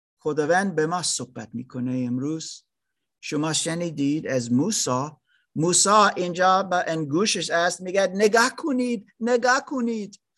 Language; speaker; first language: Persian; non-native, learner; German